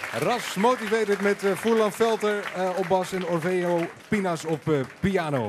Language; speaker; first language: Dutch; native; Dutch